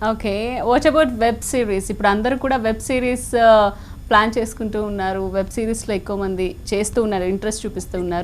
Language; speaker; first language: Telugu; native; Telugu